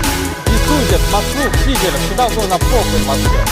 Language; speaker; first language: Russian; non-native, local second language; Kyrgyz